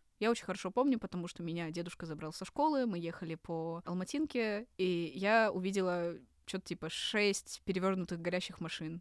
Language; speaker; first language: Russian; native; Russian